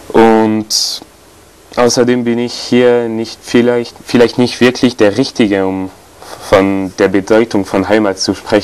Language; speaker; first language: German; non-native, fluent; French